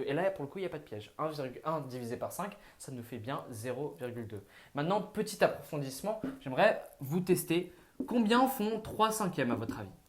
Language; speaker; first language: French; native; French